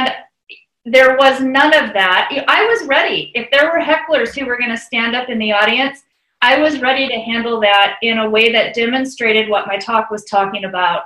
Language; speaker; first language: English; native; English